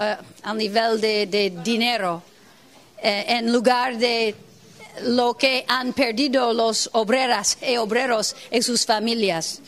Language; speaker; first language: Spanish; non-native, fluent; English